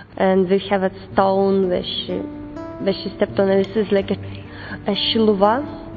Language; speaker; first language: English; non-native, learner; Lithuanian